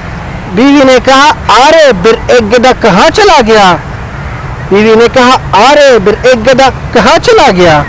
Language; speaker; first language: Hindi; non-native, fluent; Arabic